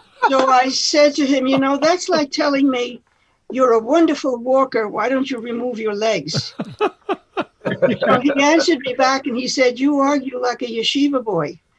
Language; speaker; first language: English; early bilingual, other home language; Spanish